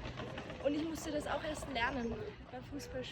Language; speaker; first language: German; early bilingual, other home language; Tibetan